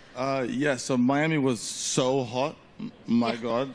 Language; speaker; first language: English; native; English